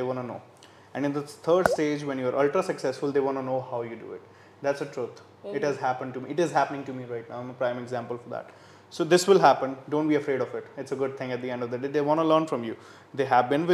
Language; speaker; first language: English; non-native, local second language; Hindi